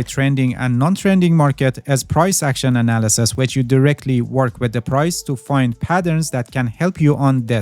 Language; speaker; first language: English; non-native, fluent; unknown